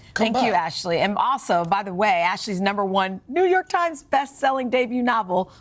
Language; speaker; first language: English; native; English